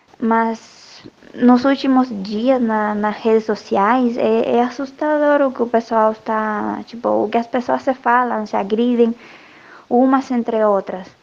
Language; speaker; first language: Portuguese; non-native, fluent; Spanish